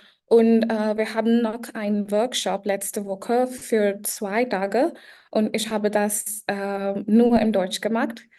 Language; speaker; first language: German; non-native, learner; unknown